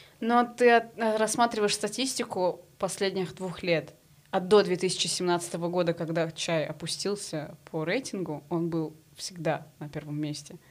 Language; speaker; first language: Russian; non-native, fluent; Arabic